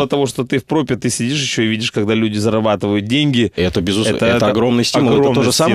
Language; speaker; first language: Russian; native; Russian